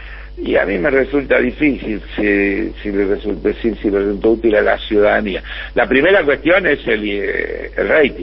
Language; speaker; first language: Spanish; native; Spanish